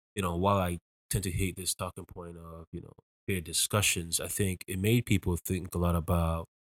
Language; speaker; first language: English; early bilingual, other home language; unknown